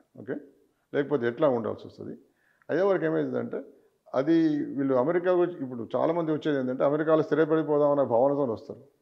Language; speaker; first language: Telugu; native; Telugu